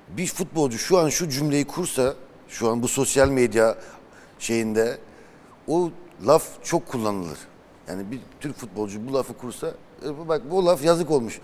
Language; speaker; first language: Turkish; early bilingual, heritage; Turkish